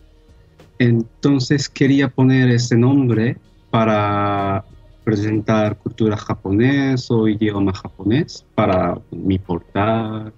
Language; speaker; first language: Spanish; non-native, fluent; Japanese